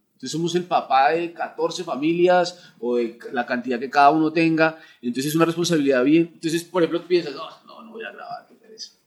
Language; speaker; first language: Spanish; native; Spanish